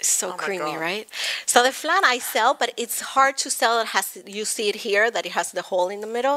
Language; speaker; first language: English; non-native, fluent; Spanish